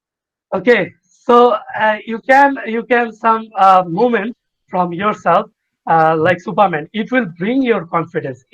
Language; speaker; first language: English; non-native, fluent; Bangla